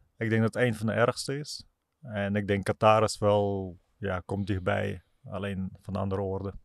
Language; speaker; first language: Dutch; non-native, fluent; Russian